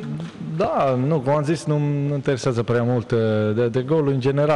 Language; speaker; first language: Romanian; non-native, learner; Italian